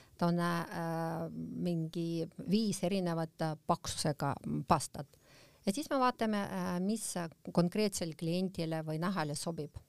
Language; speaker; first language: Estonian; non-native, local second language; Russian